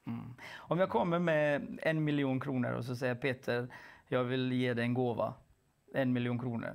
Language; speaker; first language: Swedish; non-native, fluent; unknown